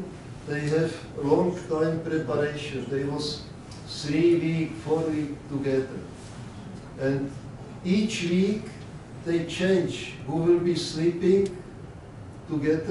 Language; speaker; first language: English; non-native, learner; Czech